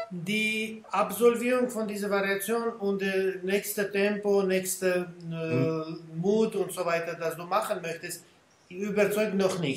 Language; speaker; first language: German; non-native, fluent; Armenian